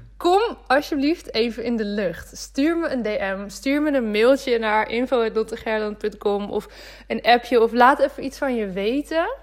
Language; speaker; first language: Dutch; native; Dutch